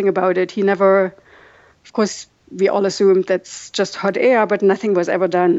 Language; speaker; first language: English; non-native, fluent; German